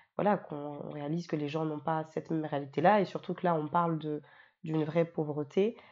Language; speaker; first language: French; native; French